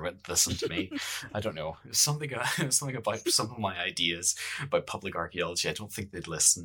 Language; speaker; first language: English; native; English